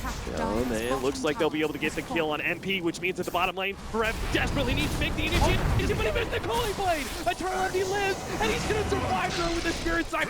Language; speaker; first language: English; native; English